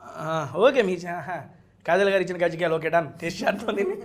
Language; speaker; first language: Telugu; native; Telugu